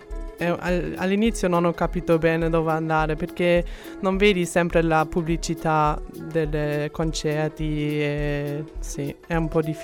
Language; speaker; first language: Italian; non-native, fluent; German